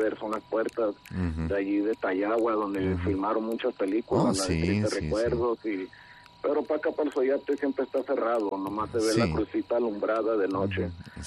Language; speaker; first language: Spanish; early bilingual, heritage; Spanish